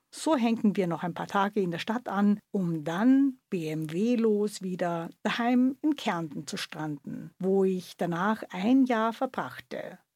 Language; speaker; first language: German; native; German